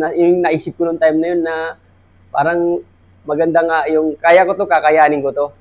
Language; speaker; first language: Filipino; non-native, local second language; Maranao